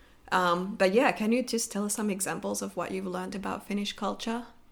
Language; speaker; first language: English; non-native, fluent; Finnish